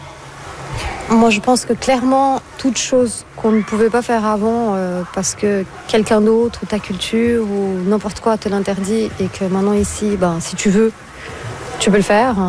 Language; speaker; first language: French; non-native, fluent; Portuguese